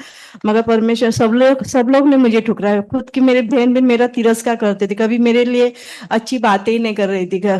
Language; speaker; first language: Hindi; native; Hindi